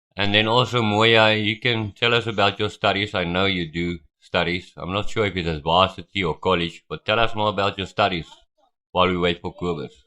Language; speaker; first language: English; non-native, local second language; Afrikaans